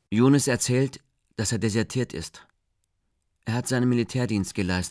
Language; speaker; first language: German; native; German